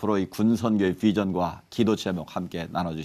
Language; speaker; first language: Korean; native; Korean